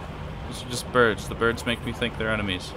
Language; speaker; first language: English; native; English